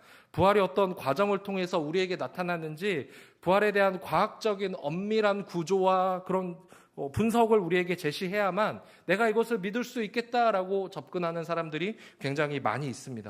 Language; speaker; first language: Korean; native; Korean